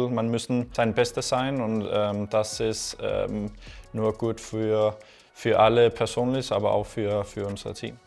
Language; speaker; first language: German; non-native, learner; Danish